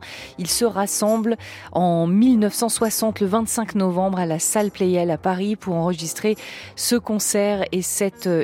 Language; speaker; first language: French; native; French